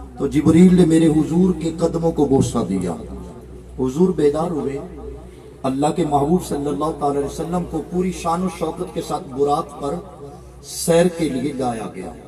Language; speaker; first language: Urdu; non-native, local second language; Punjabi